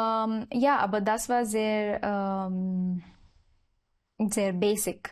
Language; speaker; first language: German; non-native, learner; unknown